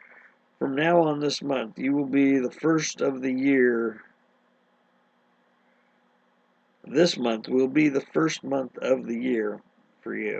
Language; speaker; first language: English; native; English